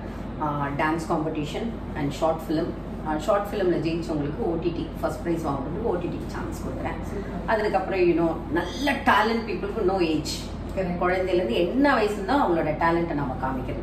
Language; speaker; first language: Tamil; native; Tamil